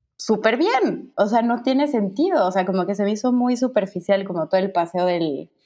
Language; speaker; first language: Spanish; native; Spanish